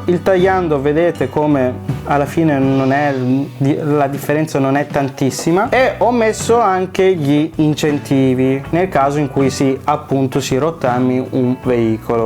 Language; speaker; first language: Italian; native; Italian